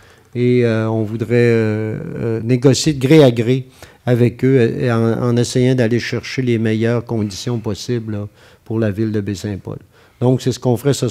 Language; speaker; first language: French; native; French